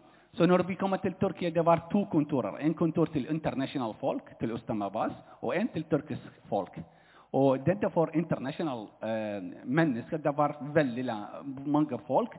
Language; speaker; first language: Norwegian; non-native, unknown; Arabic